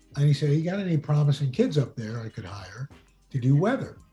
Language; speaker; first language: English; native; English